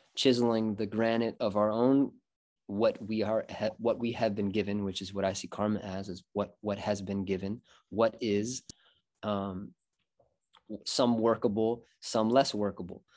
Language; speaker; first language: English; native; English